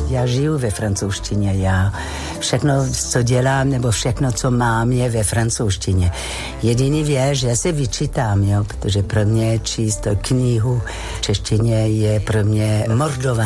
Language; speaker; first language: Czech; non-native, fluent; French